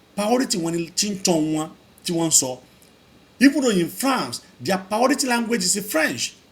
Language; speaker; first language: English; non-native, local second language; Yoruba